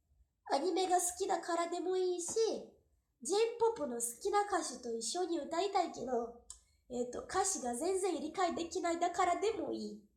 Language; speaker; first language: Japanese; non-native, fluent; Portuguese